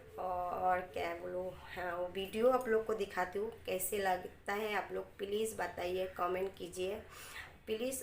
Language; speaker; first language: Hindi; non-native, local second language; Bangla